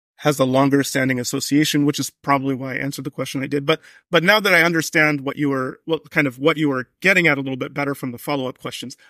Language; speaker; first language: English; native; English